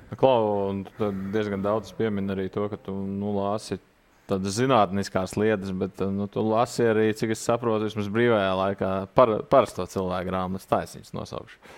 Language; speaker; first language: Latvian; native; Latvian